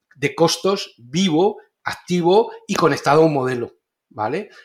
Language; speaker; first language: Spanish; native; Spanish